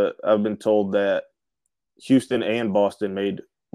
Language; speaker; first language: English; native; English